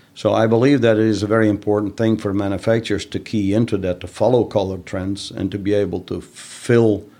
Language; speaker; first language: English; non-native, fluent; Dutch